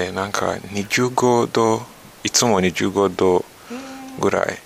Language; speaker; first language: Japanese; non-native, fluent; Kinyarwanda